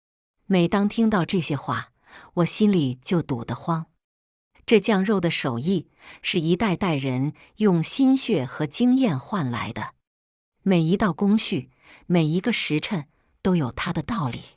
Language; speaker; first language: Chinese; native; Chinese